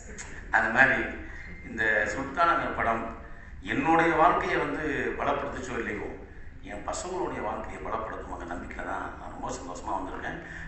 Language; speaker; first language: Tamil; native; Tamil